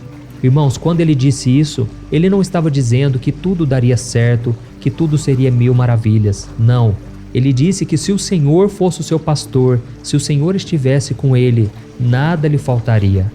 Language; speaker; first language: Portuguese; native; Portuguese